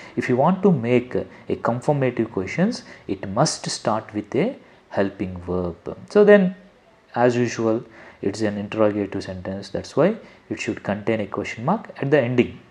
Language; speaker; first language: English; non-native, local second language; Telugu